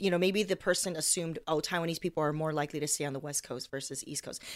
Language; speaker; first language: English; native; English